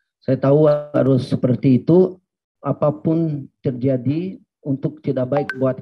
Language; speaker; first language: Indonesian; non-native, fluent; Portuguese